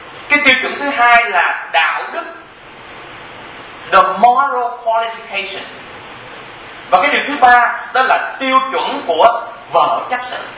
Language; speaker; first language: Vietnamese; early bilingual, heritage; Vietnamese